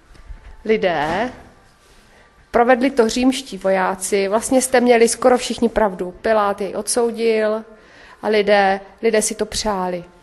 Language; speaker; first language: Czech; native; Czech